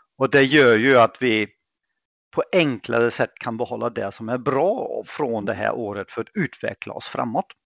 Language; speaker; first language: Swedish; non-native, fluent; German